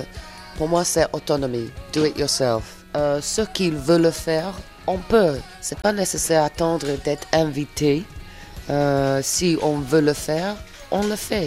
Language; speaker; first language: French; non-native, fluent; English